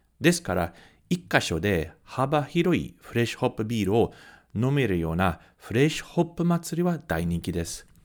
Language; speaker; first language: Japanese; early bilingual, heritage; Japanese